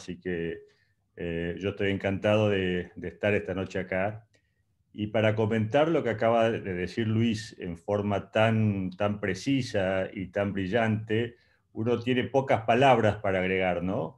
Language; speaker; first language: Spanish; native; Spanish